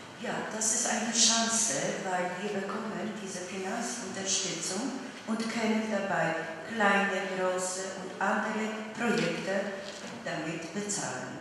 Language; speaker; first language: German; non-native, fluent; Polish